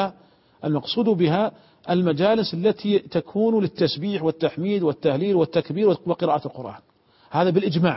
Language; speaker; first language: Arabic; native; Arabic